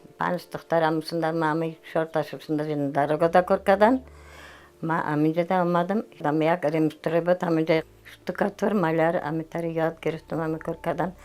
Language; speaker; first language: Tajik; non-native, fluent; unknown